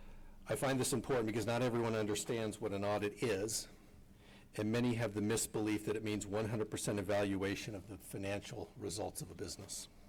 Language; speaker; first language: English; native; English